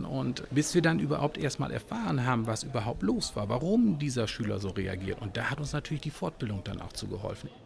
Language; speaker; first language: German; native; German